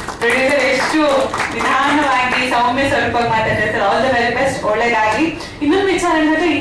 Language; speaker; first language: Kannada; native; Kannada